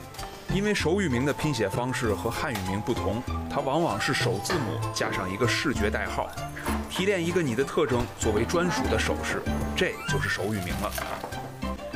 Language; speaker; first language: Chinese; native; Chinese